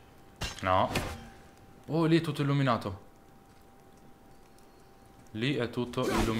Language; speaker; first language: Italian; native; Italian